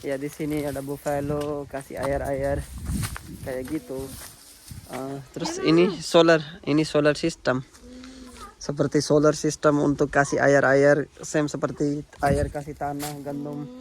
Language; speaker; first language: Indonesian; non-native, learner; Urdu